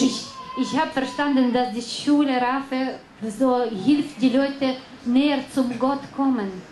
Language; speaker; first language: German; non-native, learner; Russian